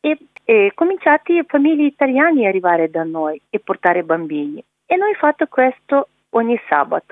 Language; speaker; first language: Italian; non-native, learner; Ukrainian